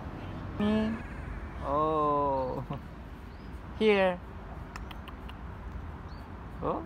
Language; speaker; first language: English; non-native, learner; Chinese